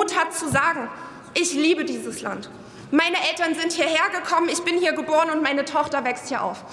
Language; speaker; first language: German; early bilingual, other home language; Arabic